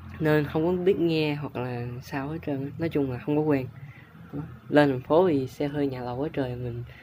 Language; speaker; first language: Vietnamese; native; Vietnamese